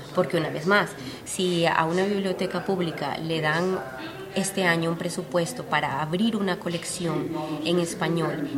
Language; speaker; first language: Spanish; native; Spanish